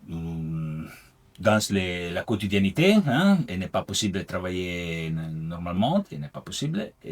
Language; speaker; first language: French; non-native, learner; Italian